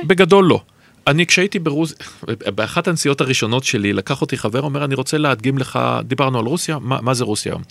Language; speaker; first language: Hebrew; native; Hebrew